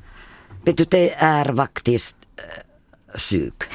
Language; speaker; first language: Swedish; non-native, fluent; Finnish